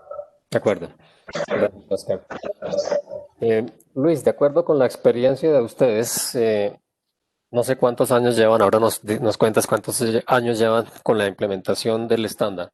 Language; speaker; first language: Spanish; native; Spanish